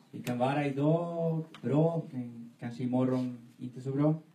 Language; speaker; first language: Swedish; non-native, learner; Spanish